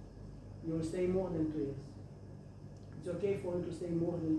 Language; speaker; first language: English; non-native, fluent; Romanian